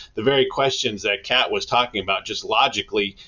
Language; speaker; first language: English; native; English